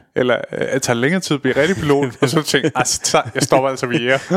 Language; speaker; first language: Danish; native; Danish